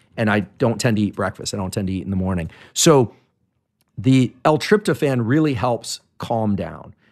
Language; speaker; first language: English; native; English